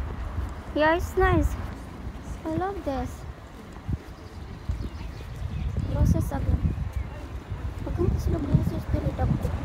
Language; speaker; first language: English; non-native, local second language; Cebuano